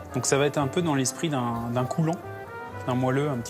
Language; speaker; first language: French; native; French